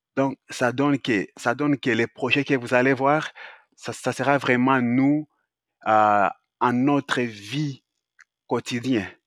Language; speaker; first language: French; non-native, local second language; Swahili